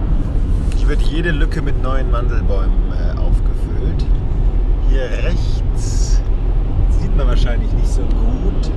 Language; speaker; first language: German; native; German